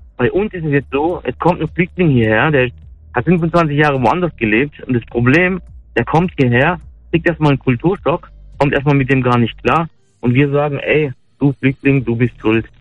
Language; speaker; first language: German; early bilingual, other home language; Turkish